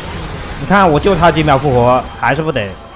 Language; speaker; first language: Chinese; native; Chinese